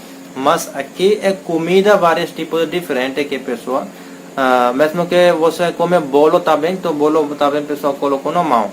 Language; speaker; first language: Portuguese; non-native, learner; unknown